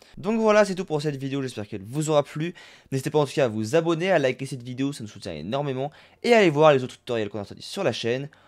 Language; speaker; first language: French; native; French